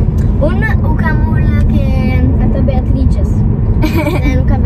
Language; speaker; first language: Albanian; early bilingual, heritage; Italian